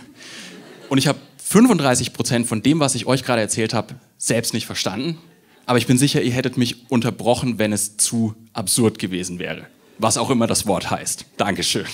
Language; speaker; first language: German; native; German